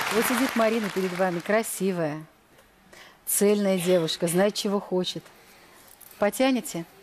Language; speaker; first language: Russian; native; Russian